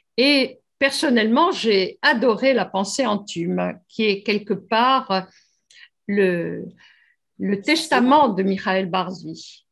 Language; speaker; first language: French; native; French